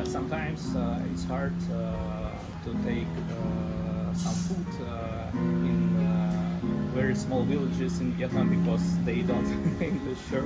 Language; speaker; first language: English; non-native, learner; Russian